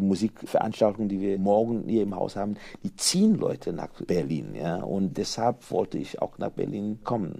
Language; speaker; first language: German; non-native, fluent; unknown